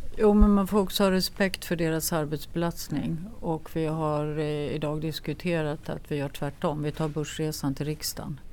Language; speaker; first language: Swedish; native; Swedish